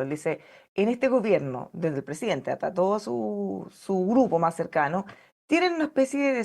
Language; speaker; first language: Spanish; native; Spanish